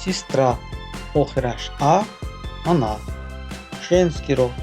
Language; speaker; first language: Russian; non-native, local second language; Tajik